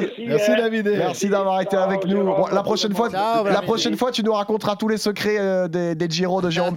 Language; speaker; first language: French; native; French